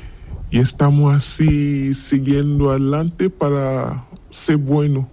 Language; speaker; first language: Spanish; non-native, learner; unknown